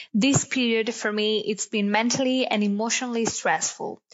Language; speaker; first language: English; non-native, fluent; Italian